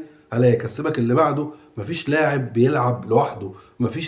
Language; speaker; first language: Arabic; native; Arabic